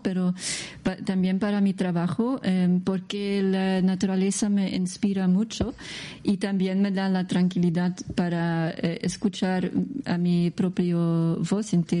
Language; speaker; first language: Spanish; non-native, learner; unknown